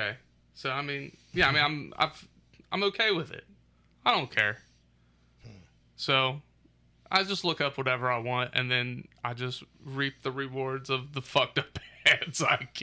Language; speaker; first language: English; native; English